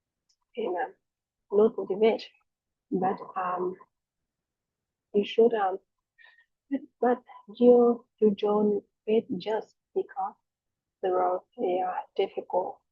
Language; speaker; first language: English; non-native, learner; Vietnamese